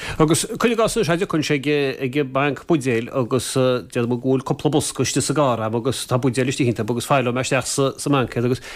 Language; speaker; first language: Irish; native; Irish